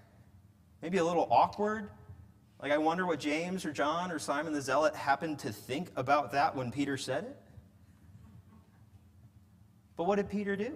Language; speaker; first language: English; native; English